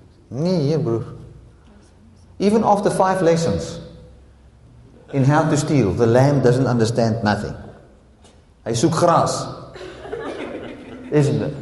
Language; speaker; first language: English; non-native, local second language; Afrikaans